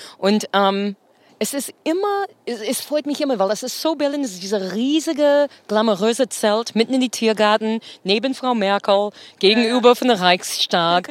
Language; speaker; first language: German; non-native, fluent; English